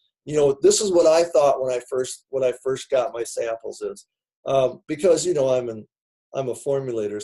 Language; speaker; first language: English; native; English